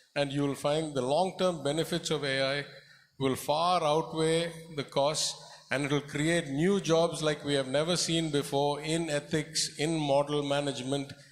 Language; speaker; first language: English; non-native, local second language; Tamil